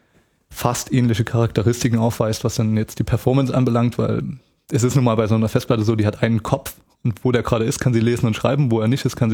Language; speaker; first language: German; native; German